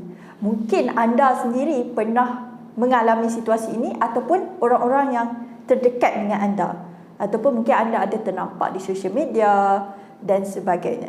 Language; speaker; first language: Malay; native; Malay